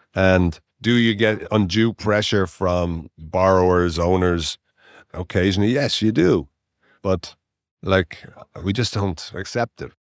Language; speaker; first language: English; native; English